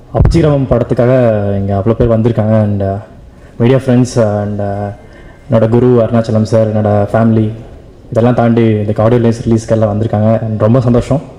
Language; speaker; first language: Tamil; native; Tamil